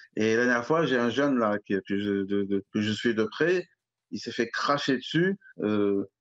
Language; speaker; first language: French; native; French